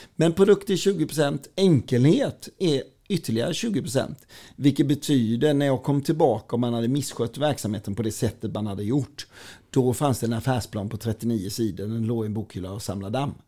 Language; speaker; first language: Swedish; native; Swedish